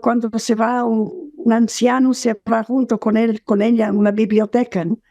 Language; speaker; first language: Spanish; non-native, fluent; Portuguese